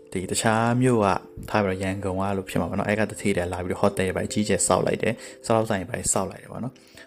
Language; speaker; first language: Burmese; native; Burmese